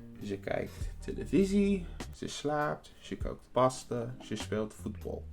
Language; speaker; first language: Dutch; early bilingual, heritage; English